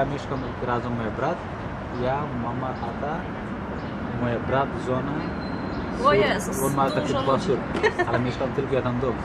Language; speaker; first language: Polish; non-native, learner; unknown